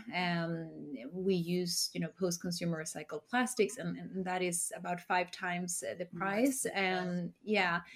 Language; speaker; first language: English; early bilingual, heritage; Spanish